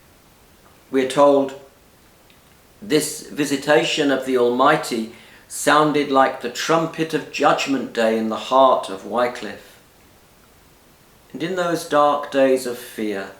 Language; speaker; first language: English; native; English